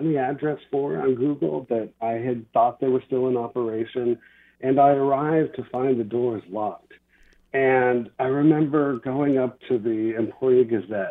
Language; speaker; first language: English; native; English